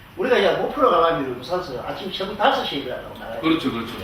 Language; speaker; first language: Korean; native; Korean